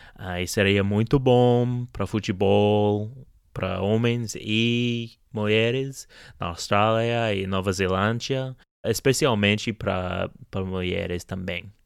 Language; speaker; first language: Portuguese; non-native, learner; English